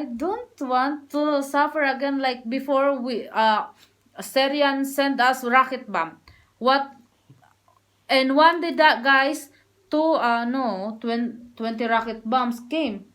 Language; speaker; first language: English; non-native, learner; Filipino